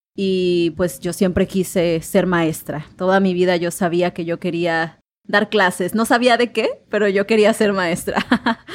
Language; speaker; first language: Spanish; native; Spanish